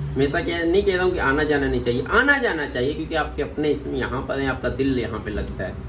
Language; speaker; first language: Urdu; non-native, local second language; Punjabi